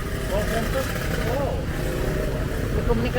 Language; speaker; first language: English; non-native, learner; Indonesian